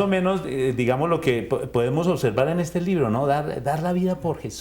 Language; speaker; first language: Spanish; native; Spanish